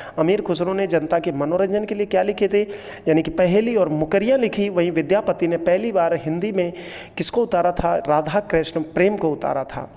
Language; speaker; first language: Hindi; native; Hindi